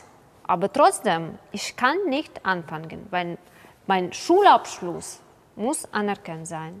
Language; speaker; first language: German; non-native, learner; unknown